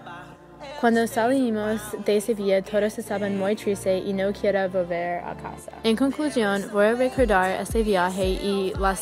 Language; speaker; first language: Spanish; non-native, learner; English